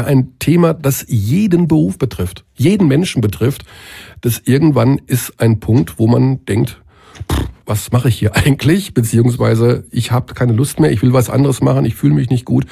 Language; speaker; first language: German; native; German